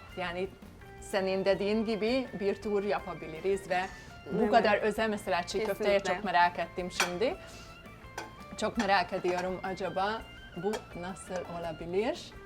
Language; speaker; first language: Turkish; non-native, fluent; Hungarian